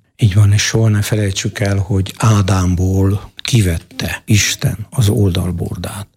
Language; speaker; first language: Hungarian; native; Hungarian